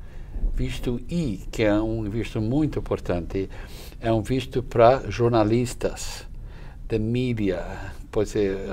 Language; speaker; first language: Portuguese; non-native, fluent; English